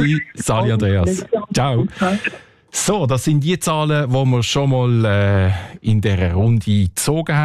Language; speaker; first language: German; native; German